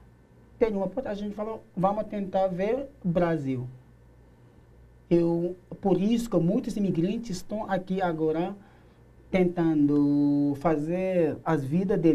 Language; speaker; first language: Portuguese; non-native, learner; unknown